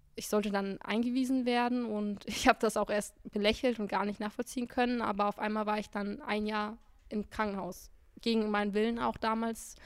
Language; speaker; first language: German; native; German